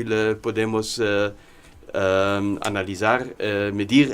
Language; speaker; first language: Spanish; non-native, learner; German